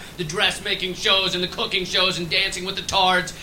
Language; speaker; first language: English; native; English